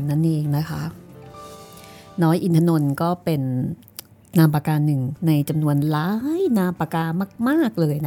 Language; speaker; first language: Thai; native; Thai